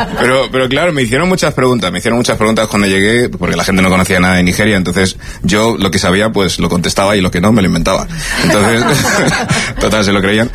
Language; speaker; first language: Spanish; early bilingual, other home language; English